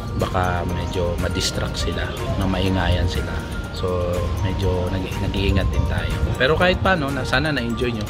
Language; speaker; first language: Filipino; native; Filipino